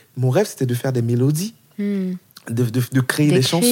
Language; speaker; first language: French; non-native, local second language; Haitian Creole